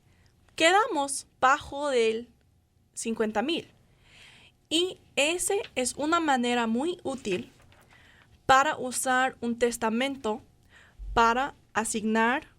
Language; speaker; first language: Spanish; non-native, fluent; English